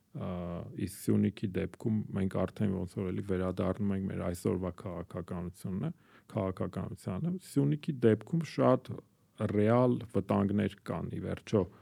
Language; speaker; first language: Armenian; native; Armenian